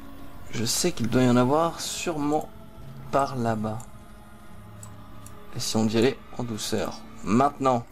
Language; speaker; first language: French; native; French